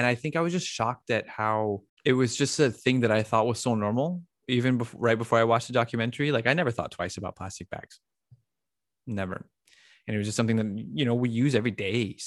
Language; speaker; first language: English; native; English